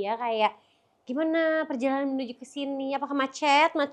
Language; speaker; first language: Indonesian; native; Indonesian